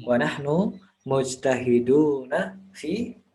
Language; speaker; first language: Arabic; non-native, fluent; Indonesian